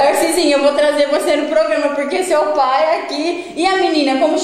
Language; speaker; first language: Portuguese; native; Portuguese